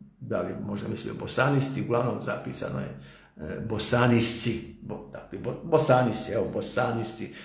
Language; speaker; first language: Bosnian; native; Bosnian